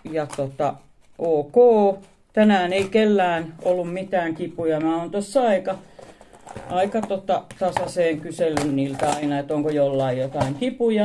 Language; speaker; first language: Finnish; native; Finnish